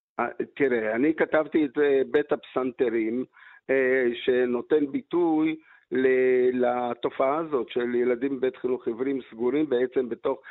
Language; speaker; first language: Hebrew; early bilingual, other home language; Arabic